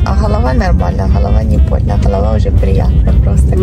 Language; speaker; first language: Russian; native; Russian